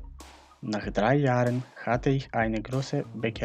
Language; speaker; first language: German; non-native, fluent; Macedonian